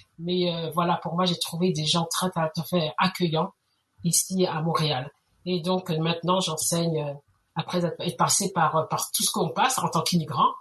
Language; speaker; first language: French; native; French